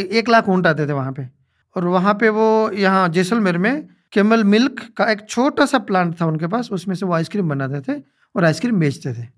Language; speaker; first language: Hindi; non-native, local second language; Gujarati